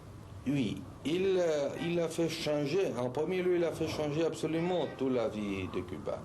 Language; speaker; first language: French; non-native, fluent; Spanish